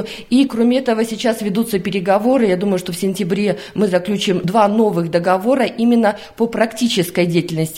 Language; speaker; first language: Russian; native; Russian